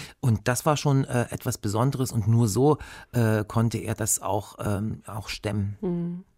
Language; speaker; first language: German; early bilingual, other home language; Bulgarian